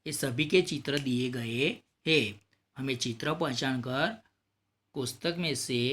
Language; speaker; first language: Hindi; non-native, local second language; Gujarati